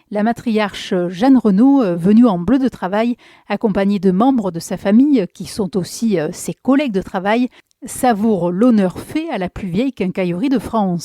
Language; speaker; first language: French; native; French